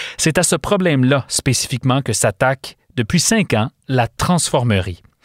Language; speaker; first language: French; native; French